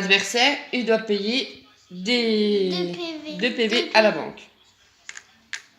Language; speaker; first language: French; native; French